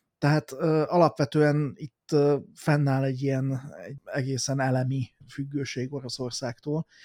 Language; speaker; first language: Hungarian; native; Hungarian